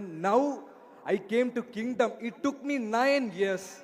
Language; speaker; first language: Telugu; non-native, learner; Malayalam